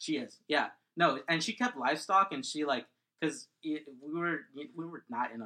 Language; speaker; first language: English; early bilingual, other home language; Spanish